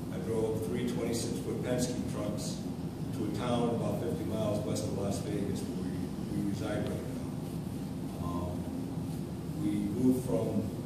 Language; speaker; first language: English; native; English